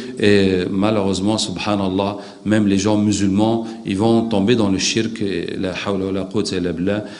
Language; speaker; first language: French; non-native, local second language; Arabic